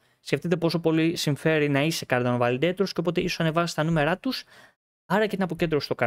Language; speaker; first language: Greek; native; Greek